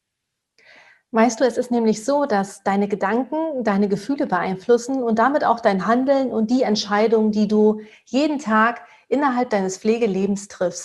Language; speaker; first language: German; native; German